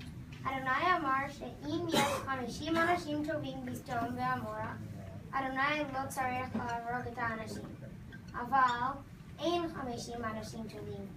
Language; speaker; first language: Hebrew; non-native, learner; English